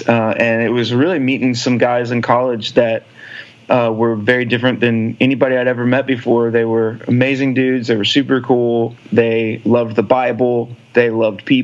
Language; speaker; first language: English; native; English